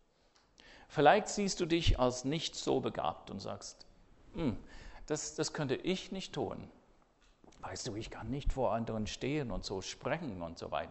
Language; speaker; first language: German; non-native, fluent; English